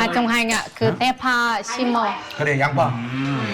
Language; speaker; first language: Korean; non-native, learner; Vietnamese